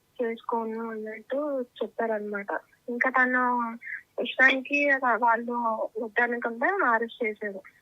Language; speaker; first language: Telugu; native; Telugu